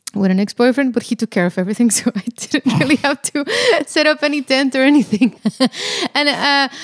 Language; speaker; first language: English; non-native, fluent; Spanish